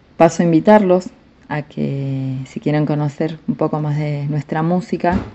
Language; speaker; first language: Spanish; native; Spanish